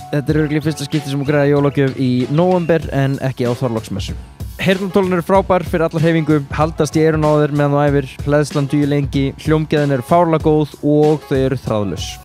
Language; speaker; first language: Icelandic; native; Icelandic